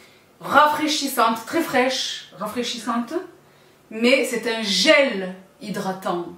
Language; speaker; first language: French; native; French